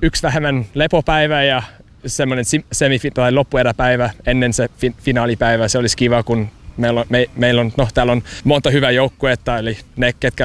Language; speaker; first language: Finnish; non-native, fluent; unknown